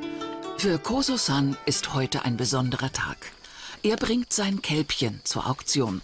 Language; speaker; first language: German; native; German